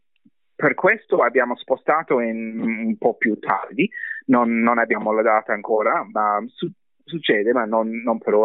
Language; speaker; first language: Italian; non-native, fluent; English